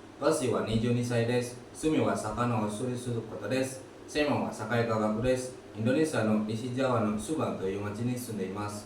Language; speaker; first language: Japanese; non-native, learner; Indonesian